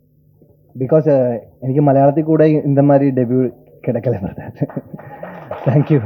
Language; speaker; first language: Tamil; non-native, learner; Malayalam